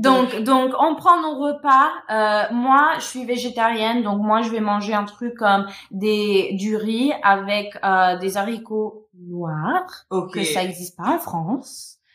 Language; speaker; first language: French; non-native, fluent; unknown